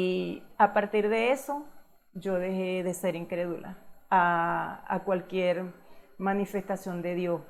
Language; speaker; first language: Spanish; native; Spanish